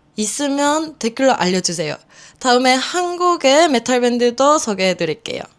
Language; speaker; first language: Korean; non-native, fluent; Finnish